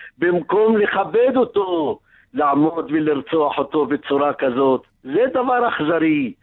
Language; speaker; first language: Hebrew; non-native, local second language; Arabic